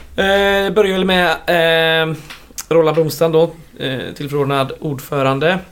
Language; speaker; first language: Swedish; native; Swedish